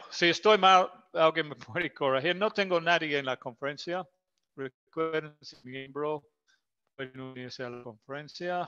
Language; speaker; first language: Spanish; non-native, fluent; English